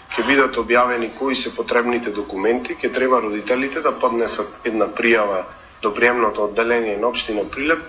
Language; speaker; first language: Macedonian; native; Macedonian